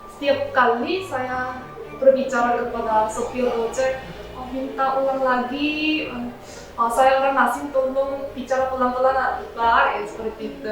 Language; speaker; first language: Indonesian; non-native, fluent; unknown